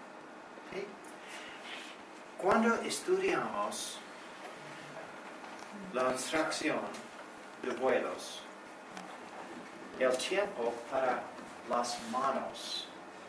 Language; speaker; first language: Spanish; non-native, learner; English